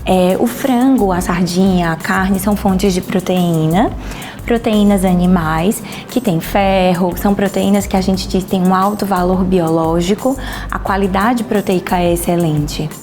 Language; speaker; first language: Portuguese; native; Portuguese